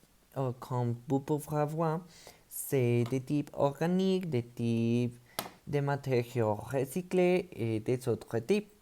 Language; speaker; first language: French; non-native, learner; Spanish